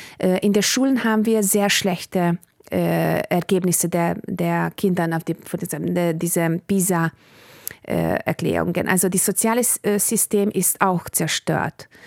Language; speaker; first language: German; non-native, fluent; Bulgarian